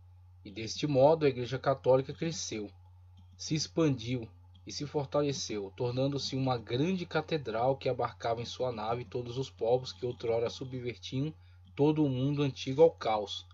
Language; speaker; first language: Portuguese; native; Portuguese